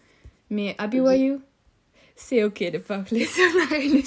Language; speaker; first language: French; non-native, learner; English